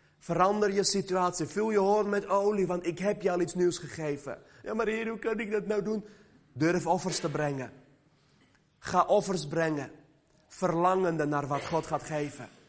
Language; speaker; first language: Dutch; early bilingual, other home language; Armenian